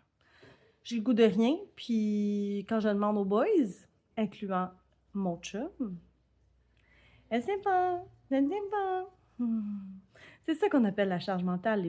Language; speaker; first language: French; native; French